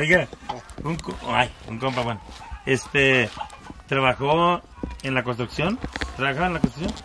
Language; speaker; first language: Spanish; native; Spanish